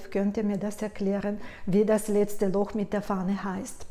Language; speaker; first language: German; non-native, fluent; Russian